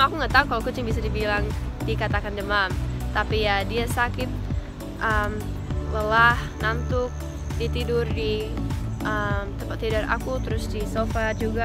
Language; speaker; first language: Indonesian; non-native, fluent; English